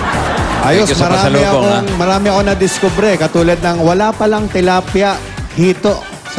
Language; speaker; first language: Filipino; native; Filipino